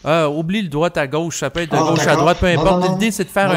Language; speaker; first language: French; native; French